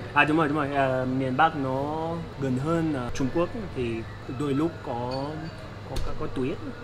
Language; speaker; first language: Vietnamese; non-native, fluent; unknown